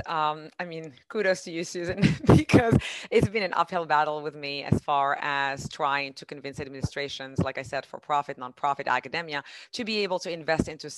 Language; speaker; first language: English; non-native, fluent; Arabic